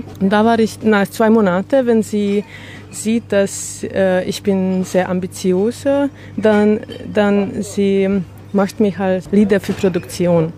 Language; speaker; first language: German; non-native, learner; Hungarian